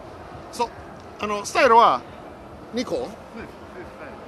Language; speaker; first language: Japanese; non-native, fluent; English